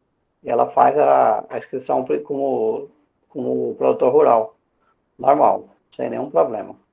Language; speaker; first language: Portuguese; native; Portuguese